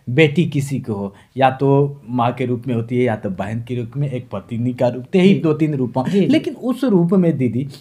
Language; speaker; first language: Hindi; native; Hindi